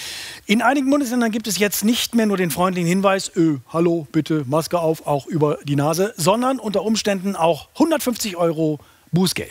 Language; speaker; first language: German; native; German